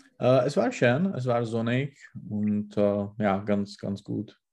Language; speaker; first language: German; non-native, learner; Czech